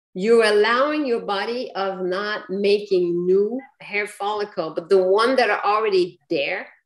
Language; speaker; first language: English; non-native, fluent; French